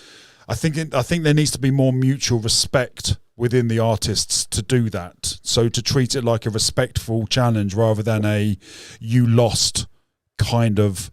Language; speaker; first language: English; native; English